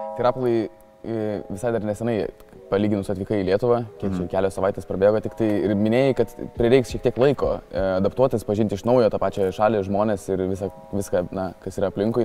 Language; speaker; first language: Lithuanian; native; Lithuanian